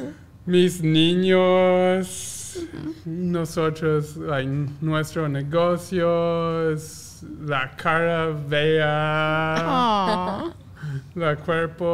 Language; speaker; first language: Spanish; non-native, learner; English